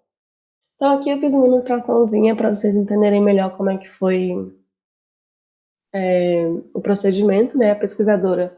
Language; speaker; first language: Portuguese; native; Portuguese